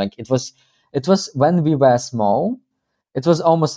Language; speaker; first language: English; non-native, fluent; Russian